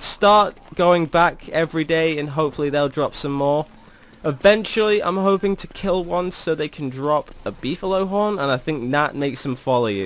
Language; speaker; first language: English; native; English